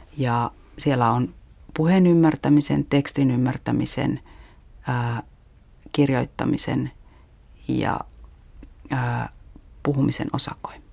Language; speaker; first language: Finnish; native; Finnish